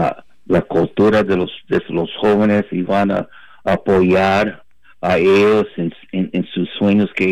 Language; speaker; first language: Spanish; early bilingual, heritage; Spanish